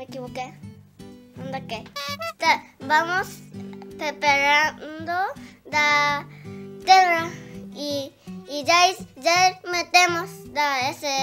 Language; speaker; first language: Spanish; early bilingual, heritage; Spanish